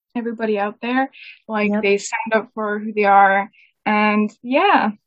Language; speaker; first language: English; native; English